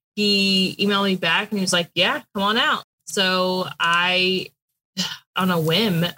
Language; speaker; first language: English; native; English